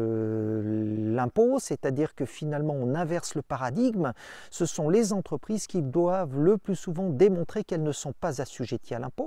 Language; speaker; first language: French; native; French